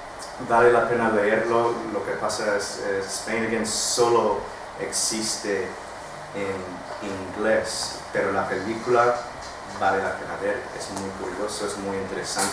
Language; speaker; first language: Spanish; non-native, fluent; English